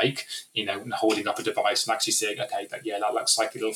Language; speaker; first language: English; native; English